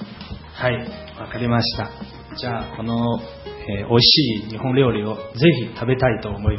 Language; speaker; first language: Japanese; non-native, fluent; Chinese